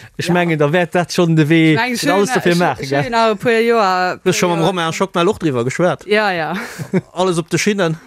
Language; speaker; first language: Luxembourgish; native; Luxembourgish